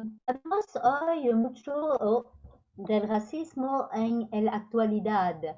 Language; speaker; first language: Spanish; non-native, fluent; French